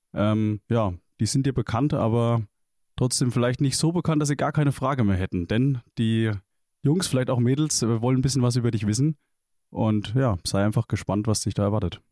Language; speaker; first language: German; native; German